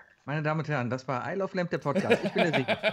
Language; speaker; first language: German; native; German